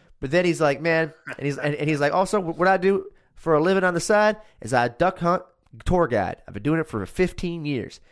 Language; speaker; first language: English; native; English